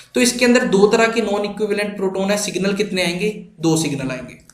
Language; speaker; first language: Hindi; non-native, local second language; Punjabi